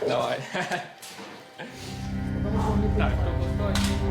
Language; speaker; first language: Russian; native; Russian